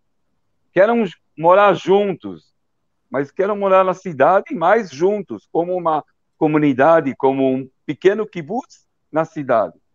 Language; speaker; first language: Portuguese; early bilingual, heritage; Portuguese